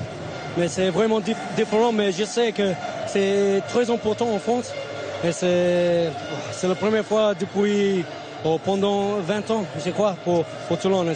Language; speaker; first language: French; non-native, learner; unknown